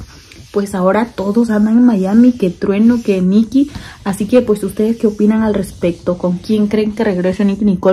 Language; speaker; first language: Spanish; native; Spanish